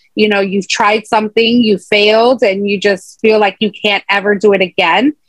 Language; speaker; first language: English; native; English